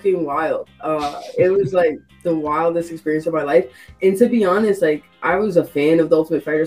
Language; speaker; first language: English; native; English